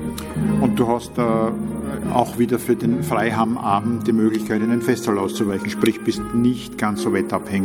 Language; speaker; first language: German; native; German